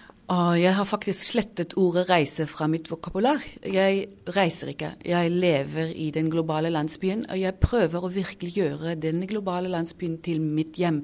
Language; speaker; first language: Norwegian; non-native, fluent; German